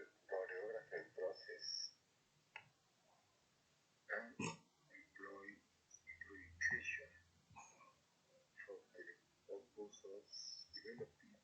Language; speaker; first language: English; non-native, learner; Spanish